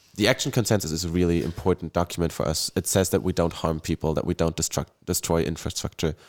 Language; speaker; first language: English; non-native, fluent; German